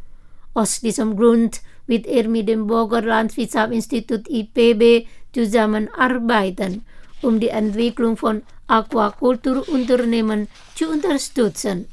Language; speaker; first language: German; non-native, fluent; Indonesian